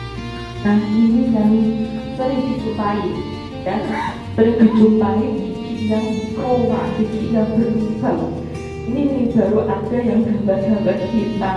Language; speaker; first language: Indonesian; non-native, local second language; Javanese